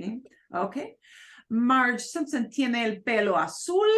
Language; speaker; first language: Spanish; non-native, fluent; English